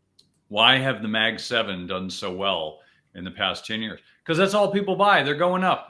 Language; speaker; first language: English; native; English